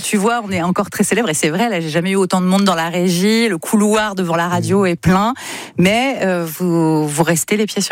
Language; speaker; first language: French; native; French